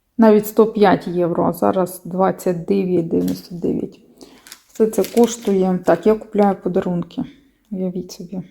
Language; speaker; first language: Ukrainian; non-native, local second language; Russian